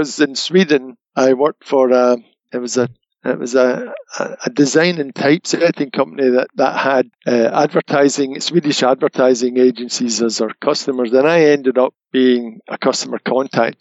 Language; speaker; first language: English; native; English